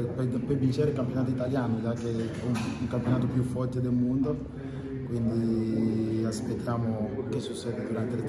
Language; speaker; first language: Italian; non-native, learner; Spanish